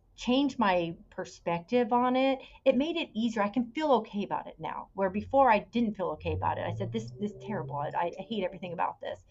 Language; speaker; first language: English; native; English